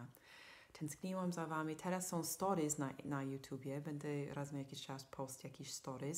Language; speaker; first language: Polish; non-native, fluent; English